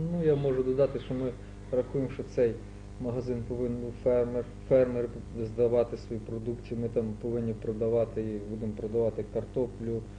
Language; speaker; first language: Ukrainian; native; Ukrainian